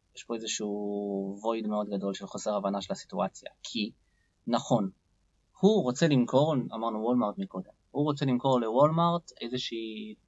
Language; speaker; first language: Hebrew; native; Hebrew